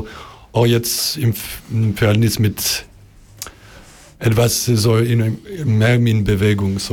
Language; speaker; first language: German; non-native, learner; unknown